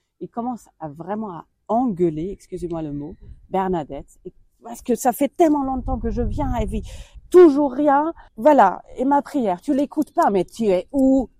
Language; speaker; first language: French; non-native, fluent; German